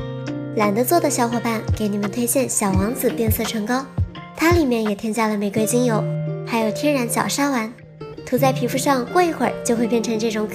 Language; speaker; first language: Chinese; native; Chinese